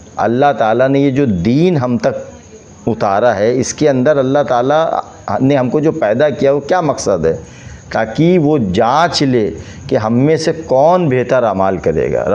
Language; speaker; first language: Urdu; native; Urdu